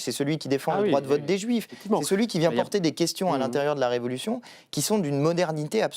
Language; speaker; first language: French; native; French